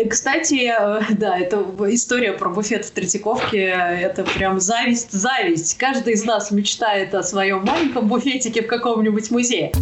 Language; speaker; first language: Russian; native; Russian